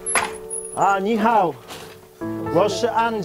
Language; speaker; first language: Chinese; non-native, learner; Polish